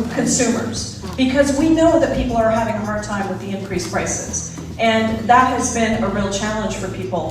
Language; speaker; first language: English; native; English